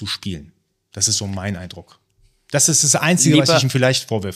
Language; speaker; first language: German; early bilingual, other home language; Persian